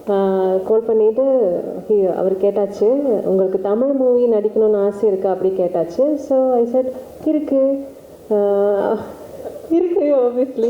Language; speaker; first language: Tamil; non-native, learner; Malayalam